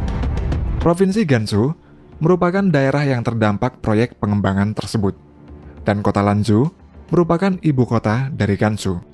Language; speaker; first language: Indonesian; native; Indonesian